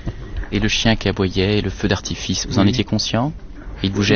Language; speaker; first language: French; native; French